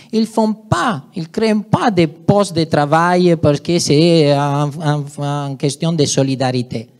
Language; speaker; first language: French; non-native, fluent; Italian